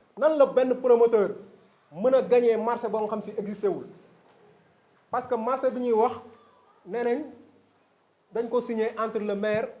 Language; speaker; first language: Wolof; native; Wolof